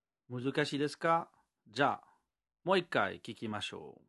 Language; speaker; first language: Japanese; non-native, learner; French